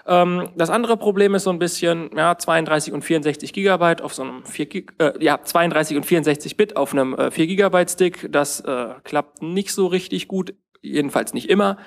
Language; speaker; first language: German; native; German